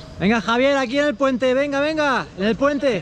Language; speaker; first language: Spanish; non-native, local second language; Catalan